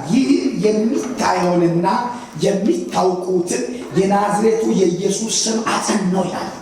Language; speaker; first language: Amharic; native; Amharic